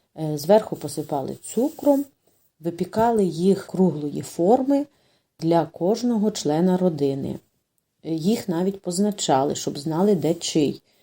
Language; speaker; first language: Ukrainian; native; Ukrainian